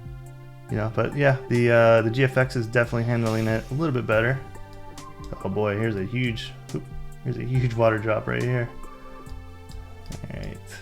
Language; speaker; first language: English; native; English